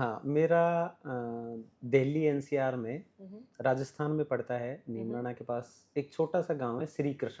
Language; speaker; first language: Hindi; native; Hindi